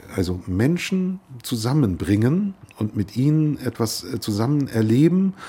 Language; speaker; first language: German; native; German